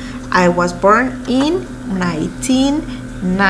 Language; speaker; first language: English; non-native, fluent; Spanish